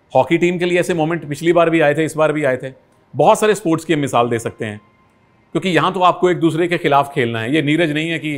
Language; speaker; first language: Hindi; native; Hindi